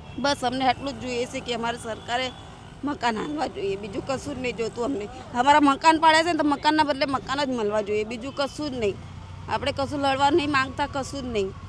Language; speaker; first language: Gujarati; native; Gujarati